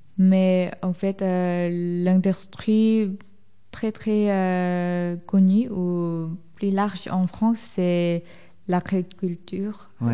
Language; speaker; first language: French; non-native, fluent; Korean